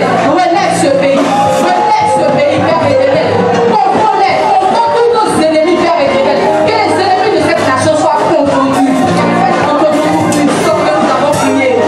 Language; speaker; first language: French; non-native, local second language; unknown